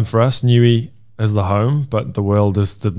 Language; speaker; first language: English; native; English